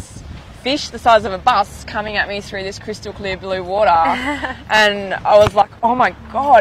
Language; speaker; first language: English; native; English